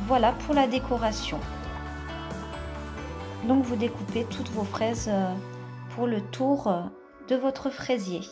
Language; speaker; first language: French; native; French